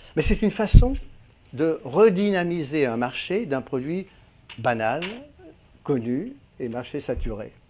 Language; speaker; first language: French; native; French